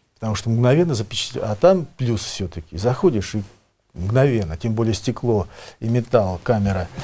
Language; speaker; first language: Russian; native; Russian